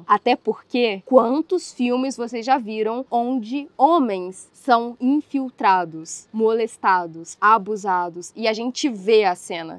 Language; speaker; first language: Portuguese; native; Portuguese